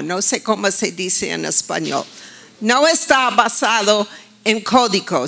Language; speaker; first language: Spanish; non-native, fluent; English